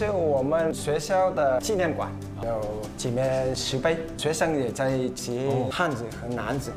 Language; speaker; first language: Chinese; non-native, fluent; Vietnamese